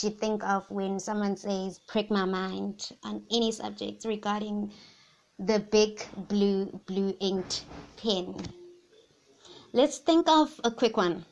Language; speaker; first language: English; non-native, local second language; Zulu